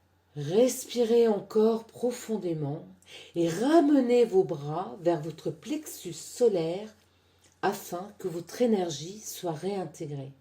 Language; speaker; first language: French; native; French